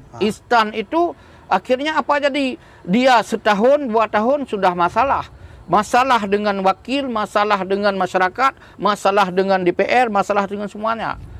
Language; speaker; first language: Malay; non-native, local second language; Achinese